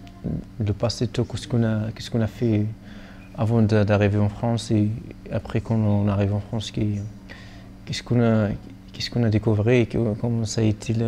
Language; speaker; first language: French; non-native, fluent; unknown